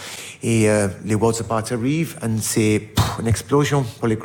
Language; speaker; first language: French; non-native, learner; English